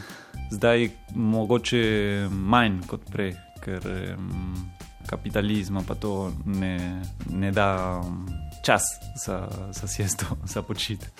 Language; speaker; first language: Slovenian; non-native, learner; Spanish